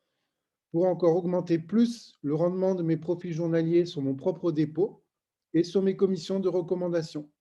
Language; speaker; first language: French; native; French